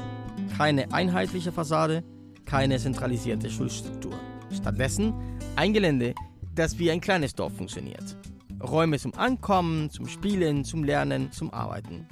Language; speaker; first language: German; native; German